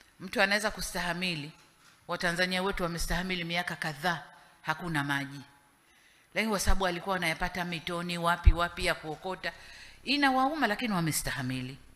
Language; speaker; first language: Swahili; native; Swahili